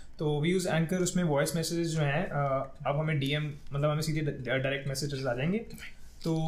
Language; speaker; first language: Hindi; non-native, local second language; Punjabi